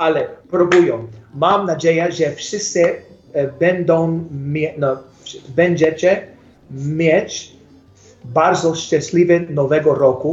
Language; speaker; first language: Polish; non-native, learner; English